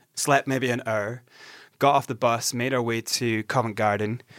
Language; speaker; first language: English; native; English